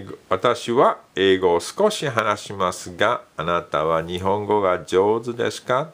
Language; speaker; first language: Japanese; non-native, fluent; English